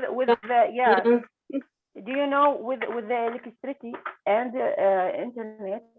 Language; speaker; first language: English; non-native, learner; Arabic